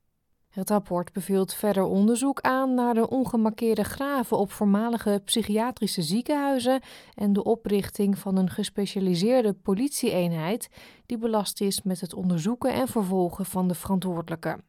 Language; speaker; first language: Dutch; native; Dutch